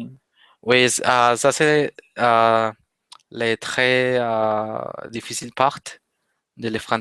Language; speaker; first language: French; non-native, learner; Spanish